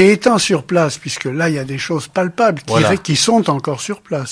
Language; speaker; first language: French; native; French